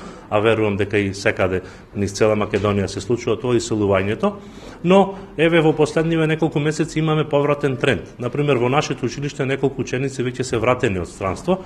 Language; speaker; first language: Macedonian; native; Macedonian